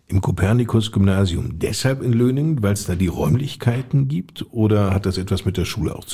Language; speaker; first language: German; native; German